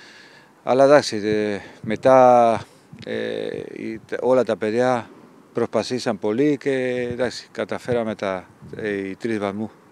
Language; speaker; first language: Greek; non-native, fluent; Spanish